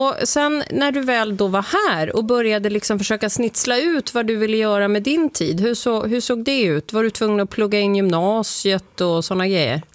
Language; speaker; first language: Swedish; native; Swedish